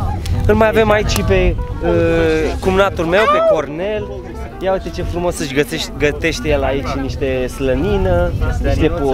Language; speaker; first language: Romanian; native; Romanian